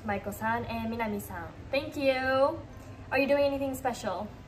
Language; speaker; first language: English; early bilingual, other home language; Japanese